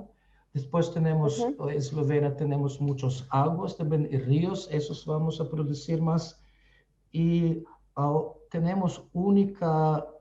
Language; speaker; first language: Spanish; non-native, fluent; Slovenian